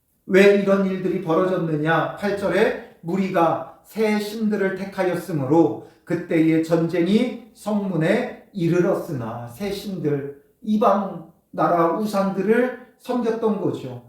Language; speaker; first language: Korean; native; Korean